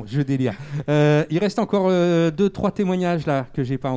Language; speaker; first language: French; native; French